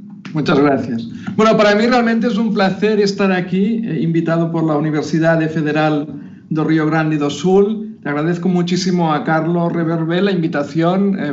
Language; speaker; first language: Spanish; native; Spanish